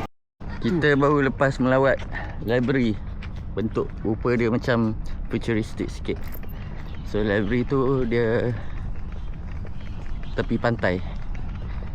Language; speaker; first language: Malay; non-native, fluent; Chinese